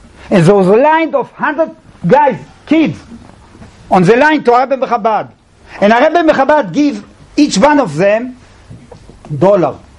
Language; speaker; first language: English; non-native, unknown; Hebrew